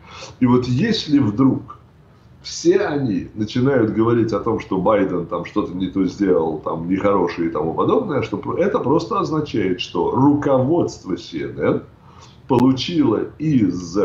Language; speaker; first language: Russian; native; Russian